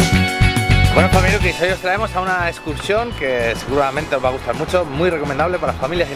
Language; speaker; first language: Spanish; native; Spanish